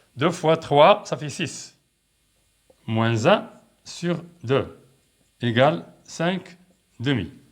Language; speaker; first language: French; non-native, local second language; Arabic